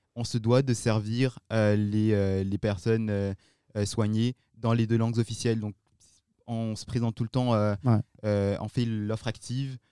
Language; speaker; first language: French; non-native, local second language; Malagasy